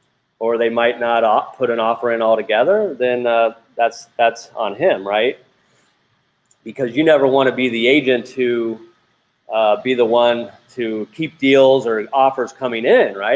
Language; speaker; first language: English; native; English